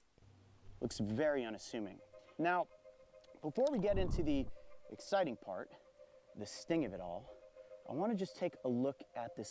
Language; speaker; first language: English; native; English